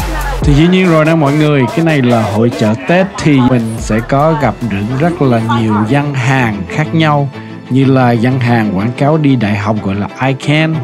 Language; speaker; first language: Vietnamese; early bilingual, heritage; Vietnamese